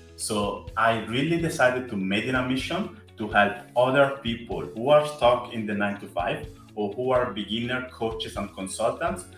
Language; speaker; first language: English; non-native, fluent; Italian